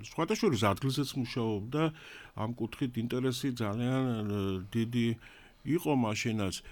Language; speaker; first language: Georgian; native; Georgian